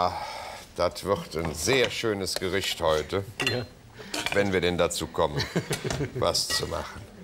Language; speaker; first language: German; native; German